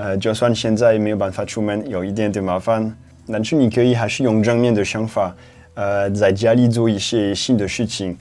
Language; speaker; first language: Chinese; non-native, fluent; French